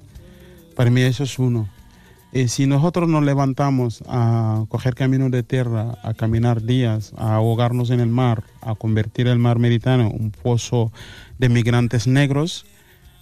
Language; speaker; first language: Spanish; non-native, fluent; Mandingo